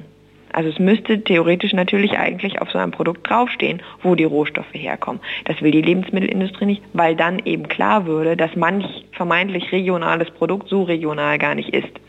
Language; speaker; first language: German; native; German